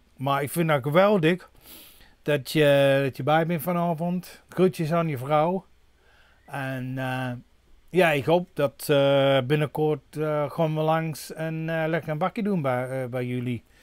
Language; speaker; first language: Dutch; non-native, fluent; English